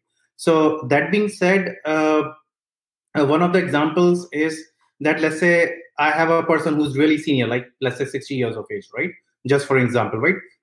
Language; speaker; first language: English; non-native, local second language; Hindi